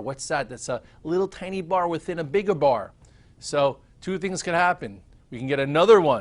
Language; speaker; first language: English; native; English